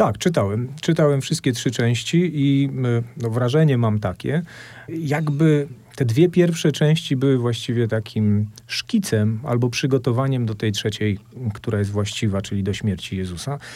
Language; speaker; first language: Polish; native; Polish